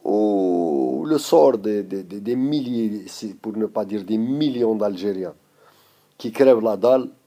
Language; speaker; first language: French; non-native, local second language; Arabic